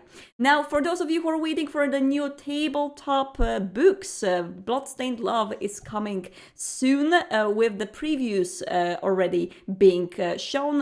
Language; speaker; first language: English; non-native, fluent; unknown